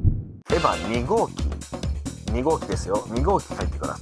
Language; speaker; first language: Japanese; native; Japanese